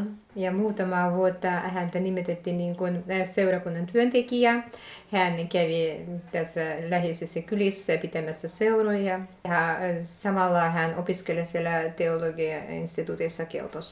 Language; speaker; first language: Finnish; non-native, fluent; Russian